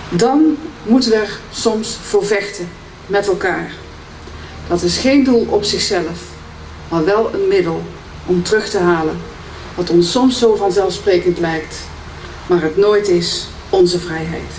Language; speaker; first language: Dutch; native; Dutch